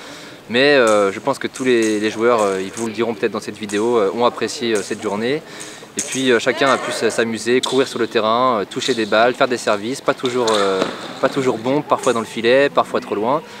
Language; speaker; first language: French; native; French